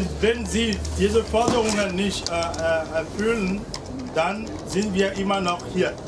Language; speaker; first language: German; non-native, learner; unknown